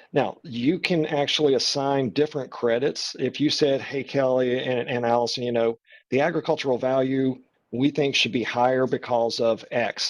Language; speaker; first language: English; native; English